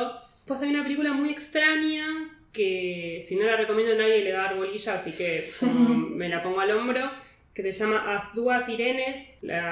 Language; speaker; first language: Spanish; native; Spanish